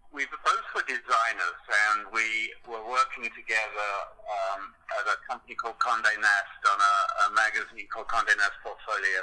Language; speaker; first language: English; native; English